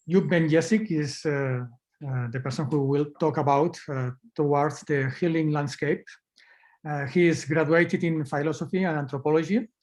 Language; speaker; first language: English; non-native, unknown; Catalan